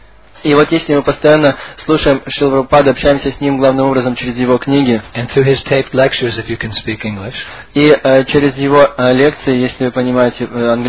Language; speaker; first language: Russian; native; Russian